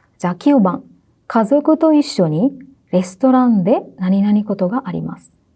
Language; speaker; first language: Japanese; non-native, fluent; Sinhala